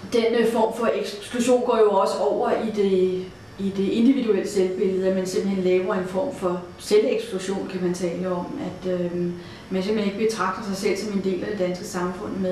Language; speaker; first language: Danish; native; Danish